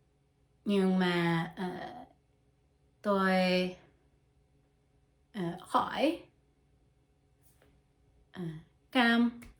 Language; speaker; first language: Vietnamese; non-native, learner; French